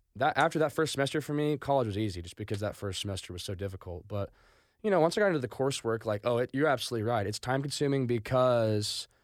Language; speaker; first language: English; native; English